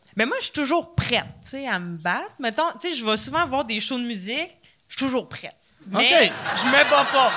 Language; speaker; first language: French; native; French